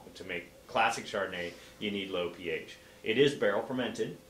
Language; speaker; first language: English; native; English